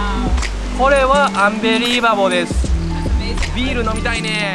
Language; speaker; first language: Japanese; native; Japanese